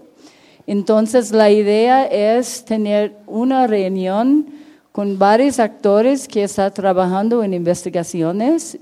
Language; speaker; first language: Spanish; non-native, fluent; English